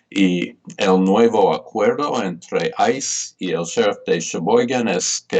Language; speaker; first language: Spanish; non-native, fluent; English